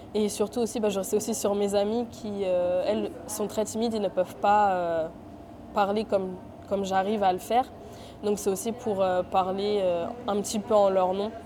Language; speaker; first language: French; native; French